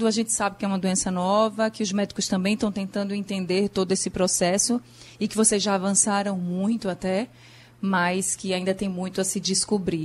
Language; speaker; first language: Portuguese; native; Portuguese